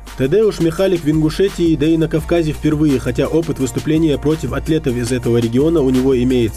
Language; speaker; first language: Russian; native; Russian